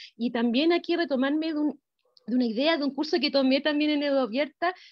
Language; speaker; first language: Spanish; native; Spanish